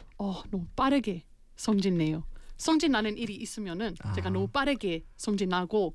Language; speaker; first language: Korean; non-native, fluent; English